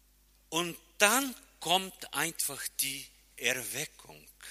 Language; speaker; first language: German; non-native, fluent; Portuguese